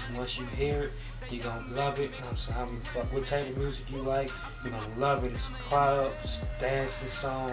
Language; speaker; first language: English; native; English